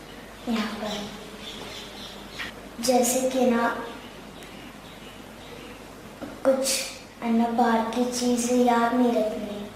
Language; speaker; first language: Hindi; native; Hindi